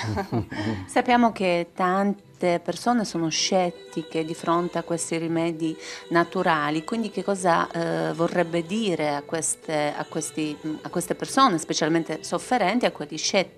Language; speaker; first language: Italian; native; Italian